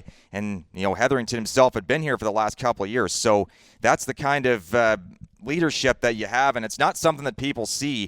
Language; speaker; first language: English; native; English